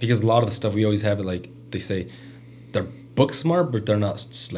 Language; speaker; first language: English; native; English